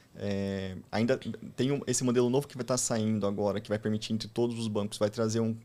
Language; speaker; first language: Portuguese; native; Portuguese